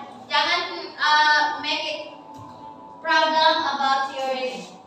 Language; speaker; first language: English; non-native, learner; Indonesian